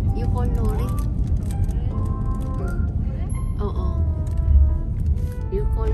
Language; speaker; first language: English; non-native, learner; Filipino